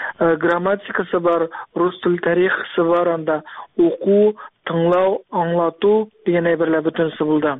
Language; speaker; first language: Tatar; early bilingual, heritage; Tatar